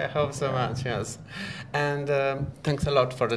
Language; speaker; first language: English; non-native, learner; Italian